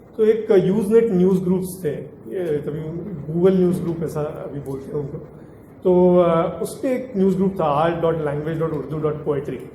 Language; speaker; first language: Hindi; non-native, local second language; Marathi